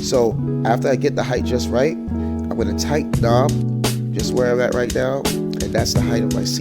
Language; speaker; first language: English; native; English